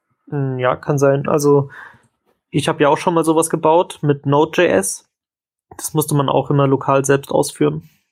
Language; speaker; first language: German; native; German